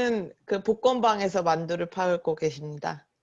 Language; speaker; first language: Korean; native; Korean